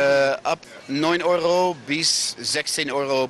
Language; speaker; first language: German; non-native, fluent; Dutch